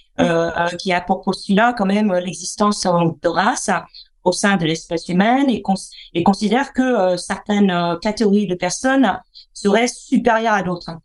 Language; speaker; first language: French; native; French